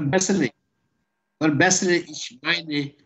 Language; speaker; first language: German; non-native, learner; Urdu